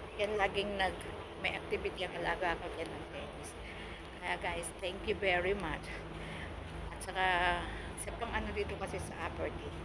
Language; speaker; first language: Filipino; native; Filipino